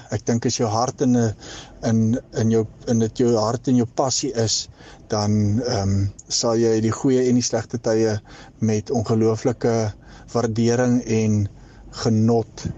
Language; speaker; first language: Afrikaans; native; Afrikaans